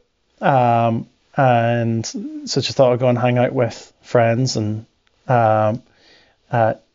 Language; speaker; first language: English; native; English